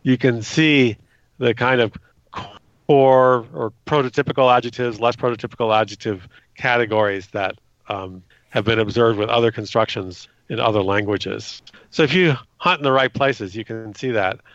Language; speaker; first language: English; native; English